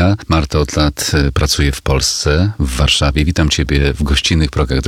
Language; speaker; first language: Polish; native; Polish